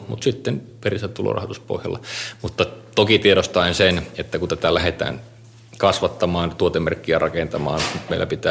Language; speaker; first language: Finnish; native; Finnish